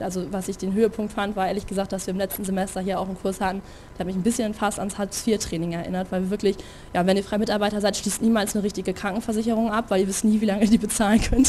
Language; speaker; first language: German; native; German